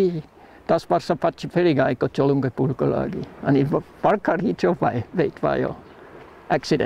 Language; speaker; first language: Nepali; non-native, learner; German